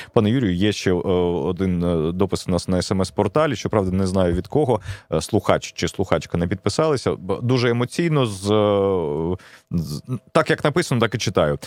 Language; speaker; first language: Ukrainian; native; Ukrainian